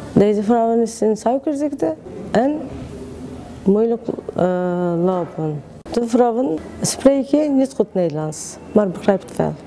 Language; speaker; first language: Dutch; non-native, learner; Turkish